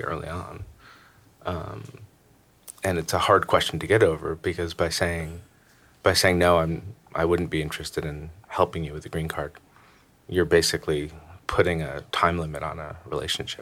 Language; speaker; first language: English; native; English